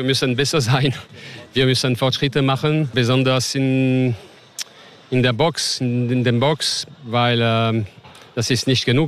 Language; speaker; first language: German; non-native, learner; French